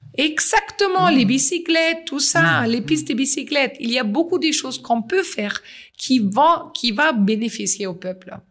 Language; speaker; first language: French; non-native, fluent; German